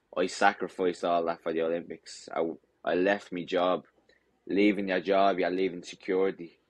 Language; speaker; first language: English; native; English